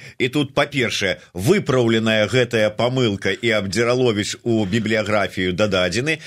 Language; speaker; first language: Belarusian; native; Belarusian